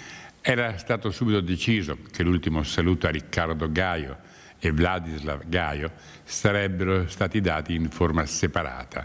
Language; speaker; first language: Italian; native; Italian